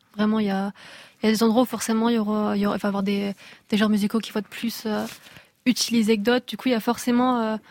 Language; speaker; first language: French; native; French